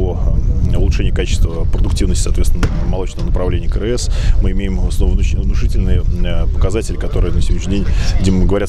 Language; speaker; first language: Russian; native; Russian